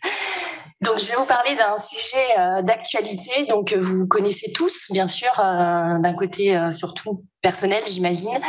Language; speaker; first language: French; native; French